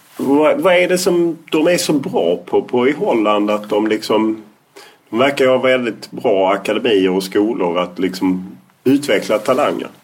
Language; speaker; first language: Swedish; native; Swedish